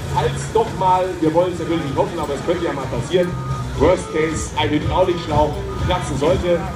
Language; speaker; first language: German; native; German